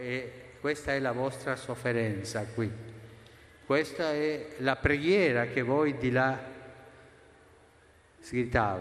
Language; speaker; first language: Italian; non-native, fluent; Spanish